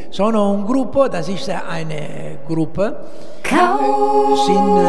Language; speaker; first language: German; non-native, fluent; Italian